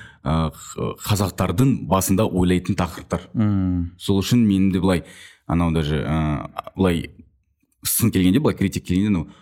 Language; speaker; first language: Kazakh; non-native, local second language; Russian